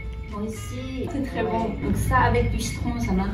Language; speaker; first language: French; non-native, learner; Japanese